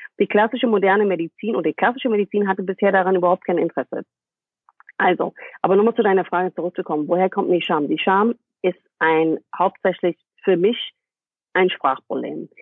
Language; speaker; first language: German; non-native, fluent; English